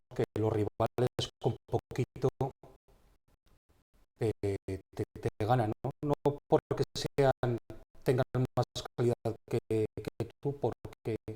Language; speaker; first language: Spanish; native; Spanish